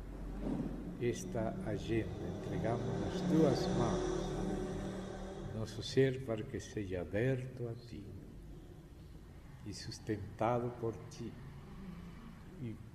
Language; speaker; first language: Portuguese; non-native, fluent; Spanish